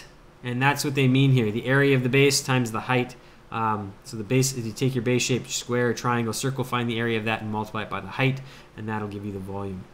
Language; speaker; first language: English; native; English